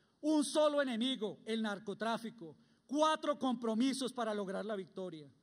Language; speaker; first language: Spanish; native; Spanish